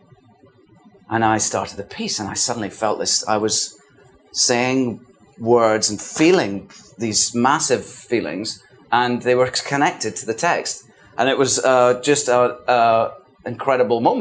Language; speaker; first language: English; native; English